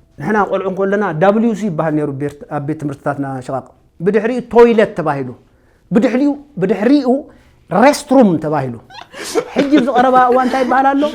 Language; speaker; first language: Tigrinya; native; Tigrinya